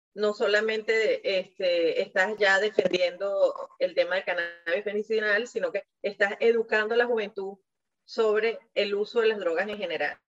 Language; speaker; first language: Spanish; non-native, local second language; Portuguese